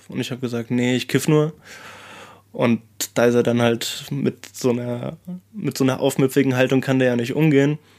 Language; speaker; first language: German; native; German